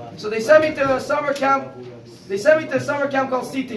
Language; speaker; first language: English; native; English